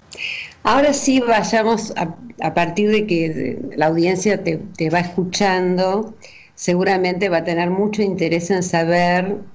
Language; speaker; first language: Spanish; native; Spanish